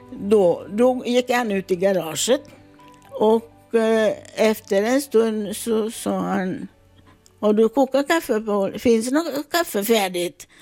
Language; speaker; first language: Swedish; non-native, fluent; Italian